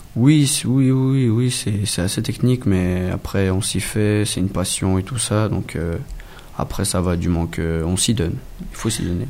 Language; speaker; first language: French; native; French